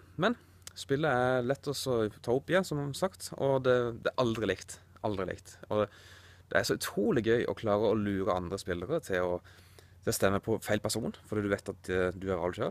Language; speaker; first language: Norwegian; native; Norwegian